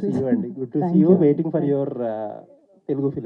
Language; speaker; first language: Telugu; native; Telugu